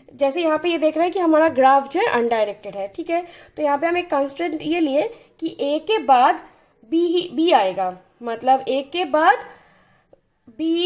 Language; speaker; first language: Hindi; non-native, local second language; Bangla